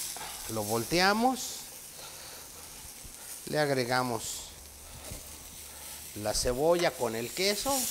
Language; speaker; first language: Spanish; native; Spanish